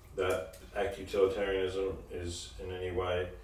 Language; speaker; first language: English; native; English